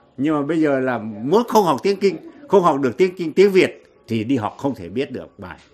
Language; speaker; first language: Vietnamese; non-native, local second language; Tày